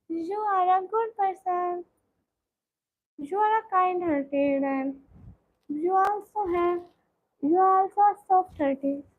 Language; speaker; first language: English; non-native, learner; Punjabi